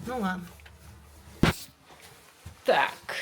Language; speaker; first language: Russian; non-native, local second language; Uzbek